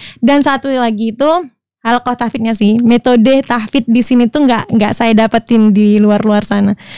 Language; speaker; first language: Indonesian; native; Indonesian